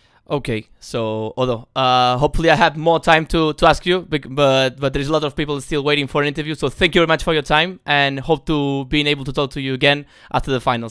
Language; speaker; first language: English; non-native, fluent; Spanish